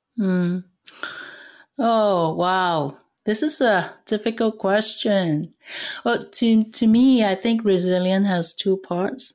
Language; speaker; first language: English; non-native, fluent; Cantonese